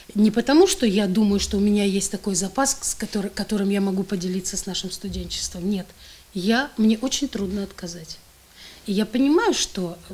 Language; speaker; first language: Russian; native; Russian